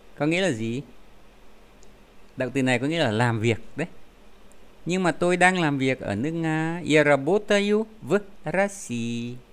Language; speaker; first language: Vietnamese; native; Vietnamese